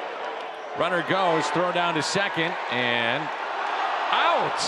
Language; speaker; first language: English; native; English